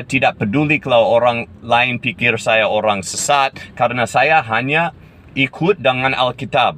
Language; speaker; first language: Indonesian; non-native, fluent; English